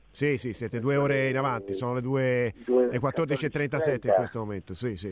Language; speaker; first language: Italian; native; Italian